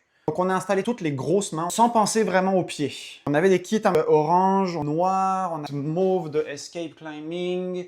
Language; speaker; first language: French; native; French